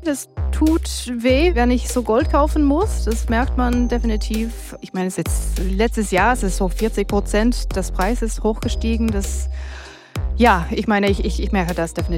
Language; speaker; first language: German; non-native, fluent; English